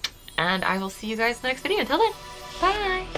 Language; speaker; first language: English; native; English